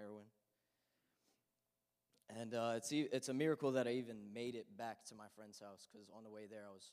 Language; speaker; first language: English; native; English